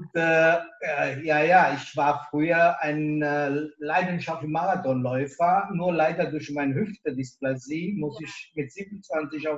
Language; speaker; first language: German; non-native, local second language; Italian